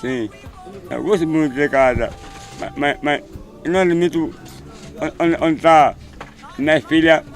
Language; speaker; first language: Portuguese; non-native, local second language; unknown